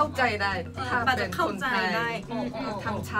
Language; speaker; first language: Thai; non-native, learner; Korean